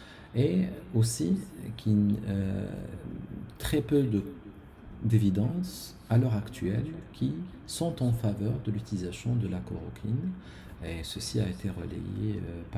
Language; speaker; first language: French; non-native, local second language; Arabic